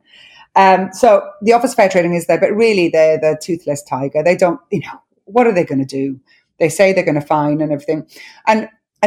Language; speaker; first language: English; non-native, local second language; Welsh